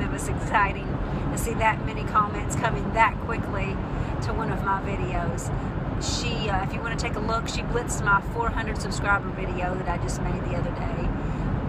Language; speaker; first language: English; native; English